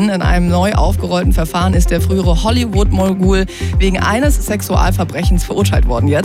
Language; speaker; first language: German; native; German